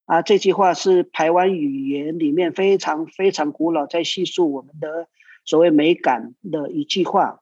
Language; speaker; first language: Chinese; non-native, local second language; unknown